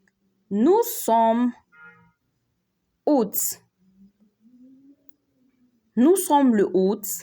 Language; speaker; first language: French; non-native, fluent; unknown